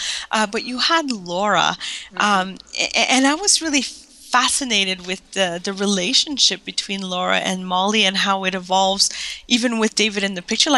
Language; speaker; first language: English; non-native, fluent; French